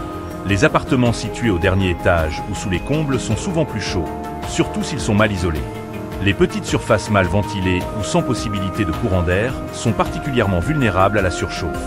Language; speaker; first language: French; native; French